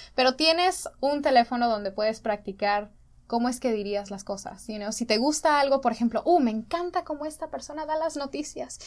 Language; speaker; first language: Spanish; early bilingual, other home language; English